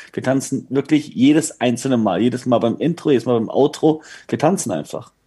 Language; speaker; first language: German; native; German